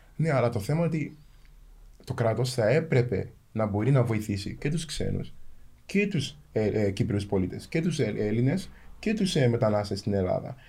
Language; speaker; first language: Greek; early bilingual, other home language; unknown